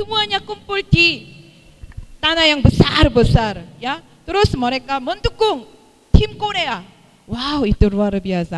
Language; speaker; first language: Indonesian; non-native, fluent; Korean